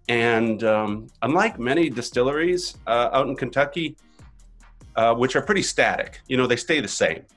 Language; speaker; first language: English; native; English